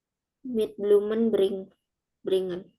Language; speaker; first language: German; non-native, learner; Indonesian